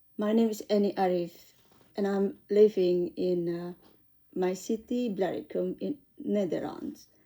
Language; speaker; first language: English; non-native, learner; Indonesian